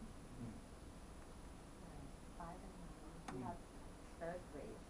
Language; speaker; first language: English; non-native, fluent; Thai